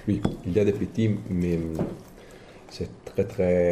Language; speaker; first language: French; non-native, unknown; Italian